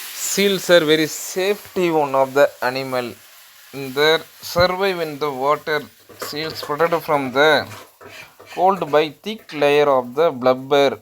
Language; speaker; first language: English; non-native, local second language; Tamil